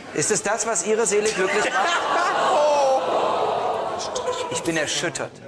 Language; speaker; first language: German; native; German